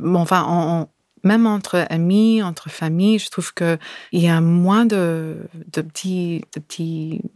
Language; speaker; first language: French; non-native, fluent; English